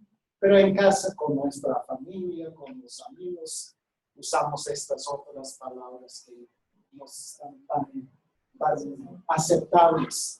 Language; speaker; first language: Spanish; non-native, fluent; English